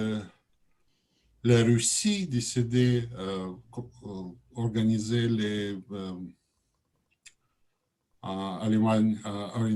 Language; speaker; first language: French; non-native, learner; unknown